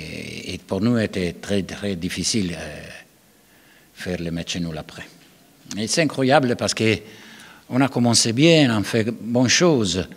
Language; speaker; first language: French; non-native, learner; Spanish